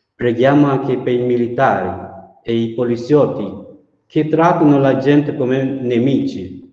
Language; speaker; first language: Italian; non-native, fluent; Burmese